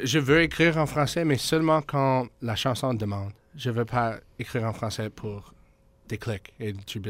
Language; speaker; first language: French; non-native, learner; English